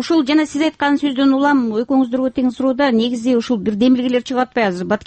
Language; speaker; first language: Kyrgyz; native; Kyrgyz